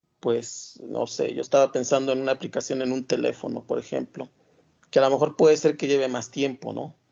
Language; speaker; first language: Spanish; native; Spanish